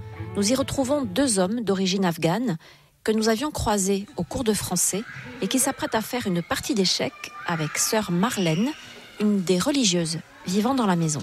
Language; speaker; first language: French; native; French